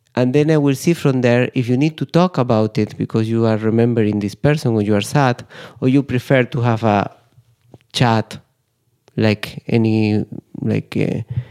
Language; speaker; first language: English; non-native, fluent; Spanish